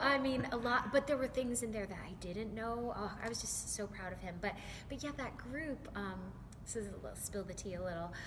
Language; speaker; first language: English; native; English